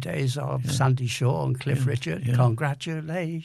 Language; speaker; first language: English; native; English